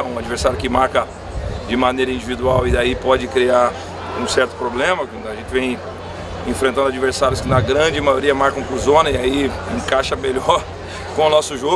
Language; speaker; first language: Portuguese; native; Portuguese